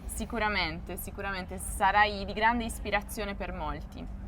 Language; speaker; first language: Italian; native; Italian